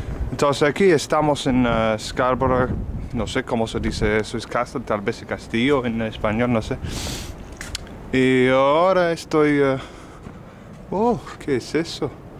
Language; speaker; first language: Spanish; non-native, learner; English